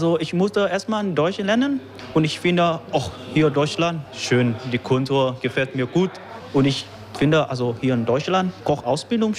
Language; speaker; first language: German; non-native, learner; Vietnamese